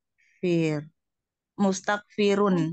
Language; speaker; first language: Arabic; non-native, learner; Indonesian